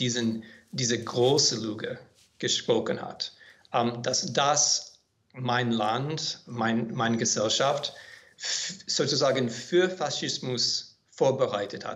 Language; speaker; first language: German; non-native, fluent; English